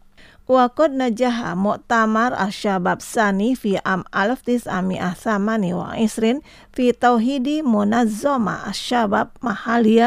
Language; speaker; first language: Arabic; non-native, fluent; Indonesian